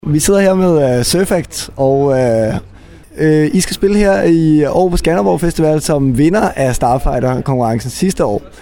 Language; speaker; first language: Danish; native; Danish